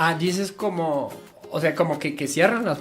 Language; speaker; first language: Spanish; non-native, fluent; German